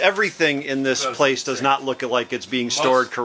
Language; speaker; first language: English; native; English